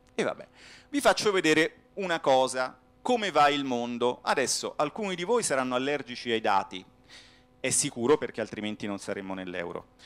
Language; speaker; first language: Italian; native; Italian